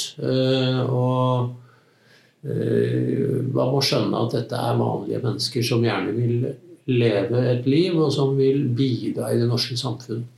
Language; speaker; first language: Norwegian; native; Norwegian